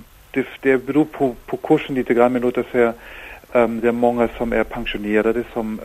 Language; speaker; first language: Swedish; non-native, fluent; German